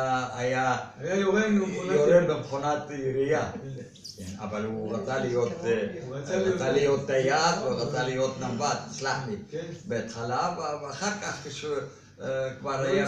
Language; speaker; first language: Hebrew; non-native, fluent; Arabic